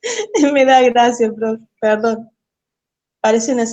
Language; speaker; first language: Spanish; native; Spanish